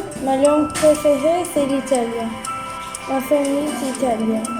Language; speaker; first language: French; non-native, local second language; Turkish